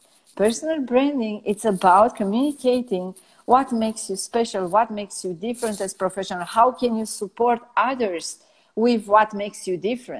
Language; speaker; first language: English; non-native, fluent; Romanian